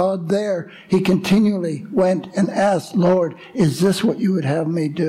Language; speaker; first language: English; native; English